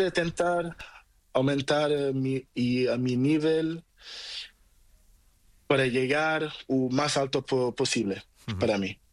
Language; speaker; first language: Spanish; non-native, learner; Portuguese